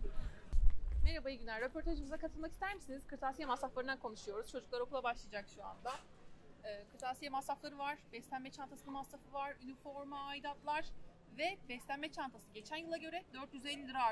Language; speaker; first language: Turkish; native; Turkish